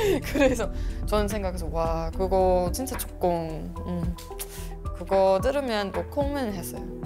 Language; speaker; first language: Korean; non-native, learner; English